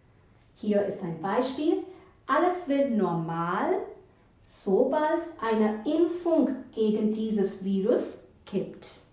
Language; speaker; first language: German; non-native, fluent; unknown